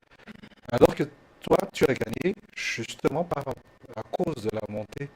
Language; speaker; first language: French; non-native, local second language; Malagasy